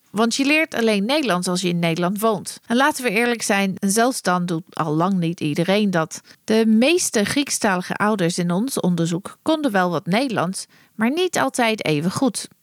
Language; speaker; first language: Dutch; non-native, fluent; English